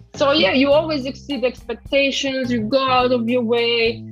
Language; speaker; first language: English; non-native, fluent; Romanian